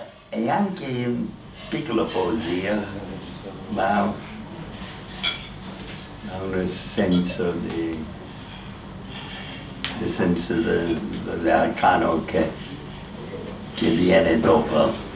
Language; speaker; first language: Italian; non-native, learner; English